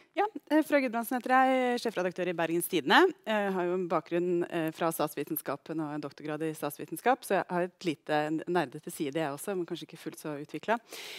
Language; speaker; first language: Norwegian; native; Norwegian